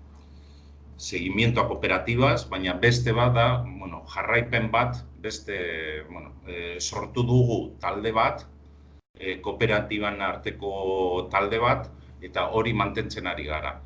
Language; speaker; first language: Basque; non-native, local second language; Spanish